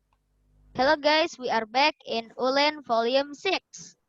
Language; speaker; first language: English; non-native, learner; Indonesian